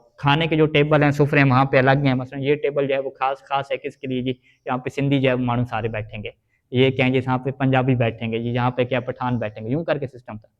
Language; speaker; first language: Urdu; native; Urdu